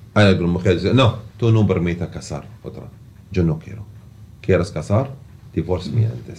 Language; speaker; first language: Spanish; non-native, learner; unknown